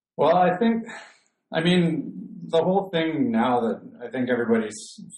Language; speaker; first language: English; native; English